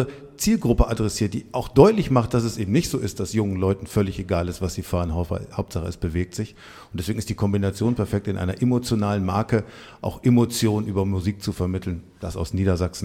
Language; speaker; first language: German; native; German